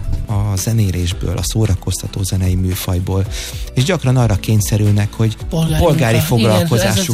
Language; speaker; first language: Hungarian; native; Hungarian